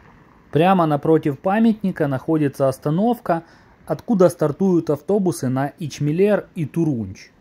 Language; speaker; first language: Russian; native; Russian